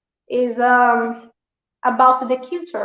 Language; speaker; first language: English; non-native, learner; Portuguese